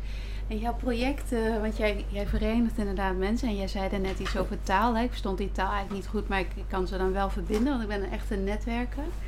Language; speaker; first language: Dutch; native; Dutch